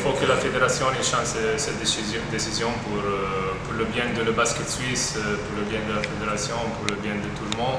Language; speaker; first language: French; non-native, fluent; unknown